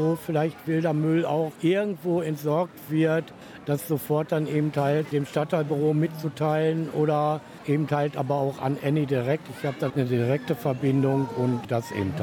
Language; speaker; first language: German; native; German